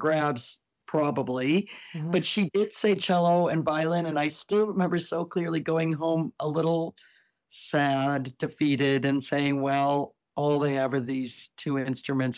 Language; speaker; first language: English; native; English